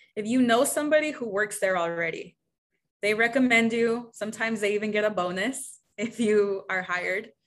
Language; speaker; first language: English; early bilingual, other home language; Spanish